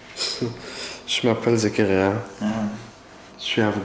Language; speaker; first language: French; non-native, learner; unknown